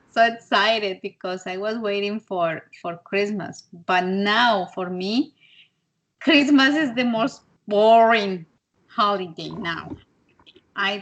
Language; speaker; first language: English; non-native, learner; Spanish